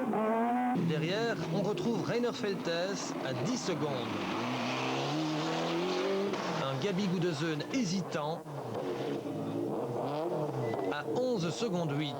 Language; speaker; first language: French; native; French